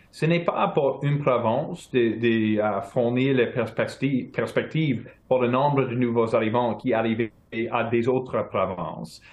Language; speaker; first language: French; non-native, local second language; English